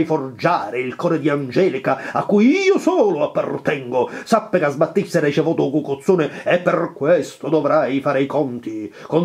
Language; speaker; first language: Italian; native; Italian